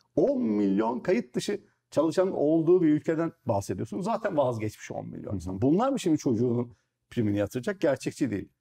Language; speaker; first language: Turkish; native; Turkish